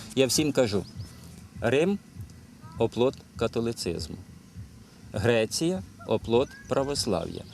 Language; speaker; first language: Ukrainian; native; Ukrainian